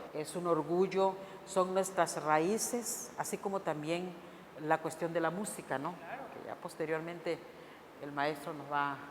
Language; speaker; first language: Spanish; non-native, local second language; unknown